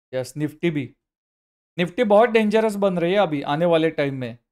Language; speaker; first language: Hindi; non-native, local second language; Marathi